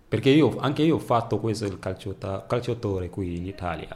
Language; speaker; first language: Italian; non-native, learner; Wolof